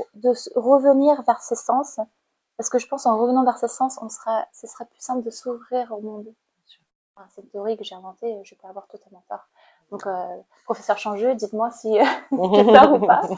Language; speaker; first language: French; non-native, fluent; Khmer